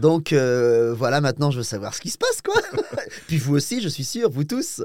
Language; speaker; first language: French; native; French